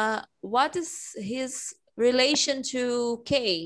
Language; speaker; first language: English; non-native, fluent; Portuguese